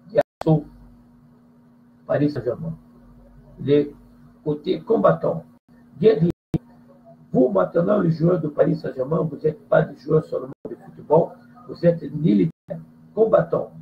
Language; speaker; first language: French; non-native, fluent; Portuguese